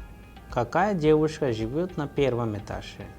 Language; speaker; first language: Russian; non-native, fluent; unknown